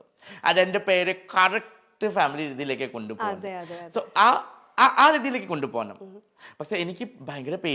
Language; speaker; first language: Malayalam; non-native, fluent; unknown